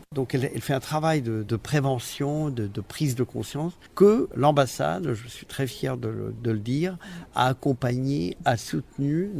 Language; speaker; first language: French; non-native, fluent; Spanish